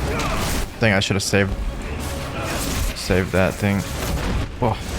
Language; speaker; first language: English; native; English